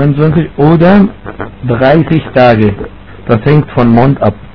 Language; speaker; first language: German; non-native, fluent; Arabic